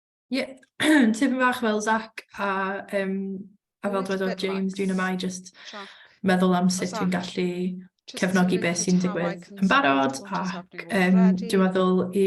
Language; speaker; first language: Welsh; non-native, fluent; English